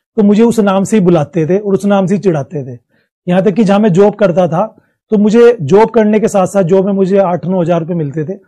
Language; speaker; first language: Hindi; native; Hindi